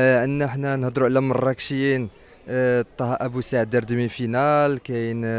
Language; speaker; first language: Arabic; native; Arabic